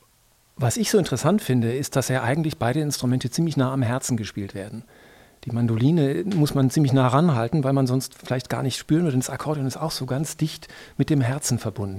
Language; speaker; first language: German; native; German